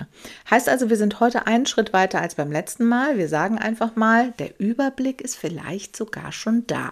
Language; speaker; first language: German; native; German